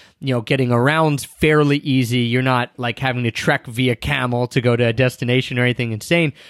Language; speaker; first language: English; native; English